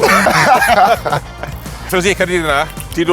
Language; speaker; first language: Welsh; non-native, local second language; English